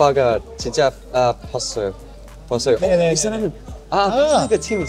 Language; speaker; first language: Korean; non-native, learner; Thai